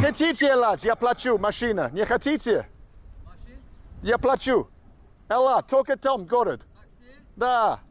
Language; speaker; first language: Russian; non-native, learner; English